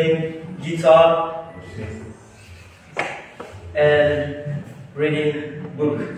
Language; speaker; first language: English; non-native, learner; Indonesian